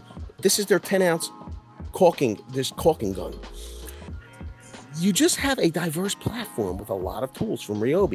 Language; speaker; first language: English; native; English